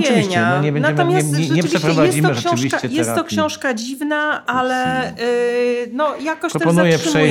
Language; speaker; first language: Polish; native; Polish